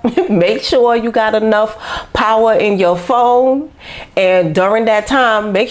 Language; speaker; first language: English; native; English